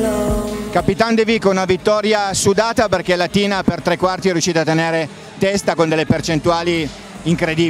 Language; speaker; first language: Italian; native; Italian